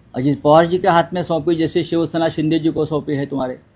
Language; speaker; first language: Hindi; non-native, local second language; Marathi